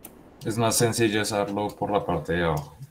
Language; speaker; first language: Spanish; native; Spanish